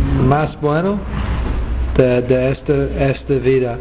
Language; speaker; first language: Spanish; non-native, learner; English